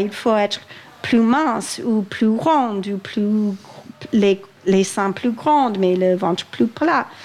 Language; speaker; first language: French; non-native, fluent; English